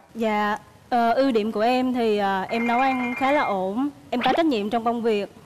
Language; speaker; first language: Vietnamese; native; Vietnamese